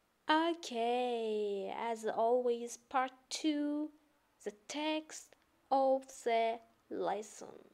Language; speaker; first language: English; non-native, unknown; Azerbaijani